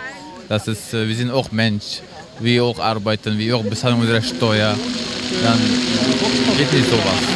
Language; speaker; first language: German; non-native, learner; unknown